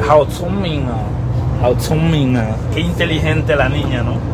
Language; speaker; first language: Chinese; non-native, fluent; Spanish